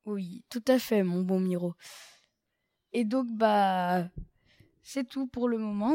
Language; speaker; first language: French; native; French